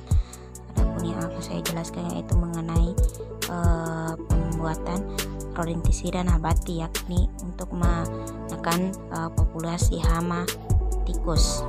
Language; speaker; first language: Indonesian; native; Indonesian